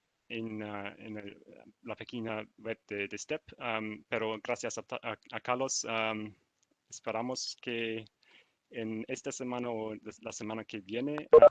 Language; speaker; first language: Spanish; non-native, learner; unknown